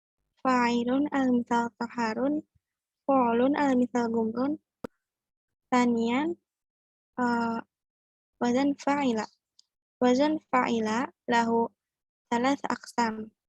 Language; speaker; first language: Arabic; non-native, learner; Indonesian